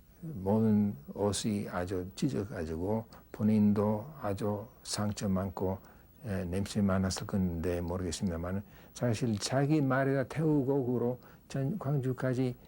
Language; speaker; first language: Korean; non-native, fluent; English